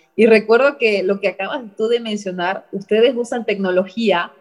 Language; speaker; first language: Spanish; native; Spanish